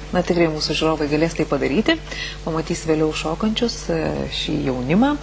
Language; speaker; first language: Lithuanian; native; Lithuanian